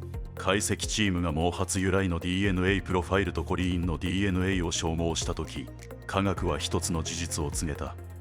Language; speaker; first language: Japanese; native; Japanese